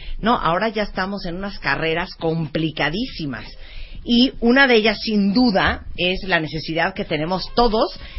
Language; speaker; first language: Spanish; early bilingual, other home language; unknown